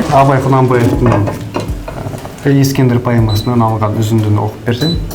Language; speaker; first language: Kazakh; non-native, local second language; Russian